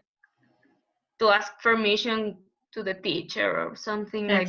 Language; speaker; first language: English; non-native, learner; Spanish